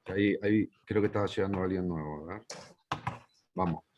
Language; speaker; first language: Spanish; native; Spanish